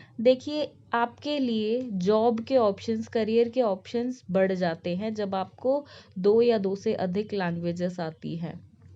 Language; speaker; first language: Hindi; native; Hindi